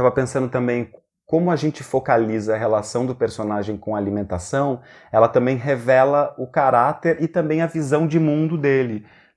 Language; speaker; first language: Portuguese; native; Portuguese